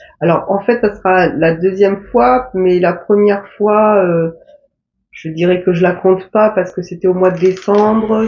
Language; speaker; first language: French; early bilingual, other home language; Korean